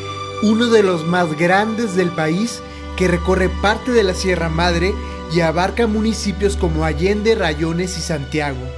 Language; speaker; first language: Spanish; native; Spanish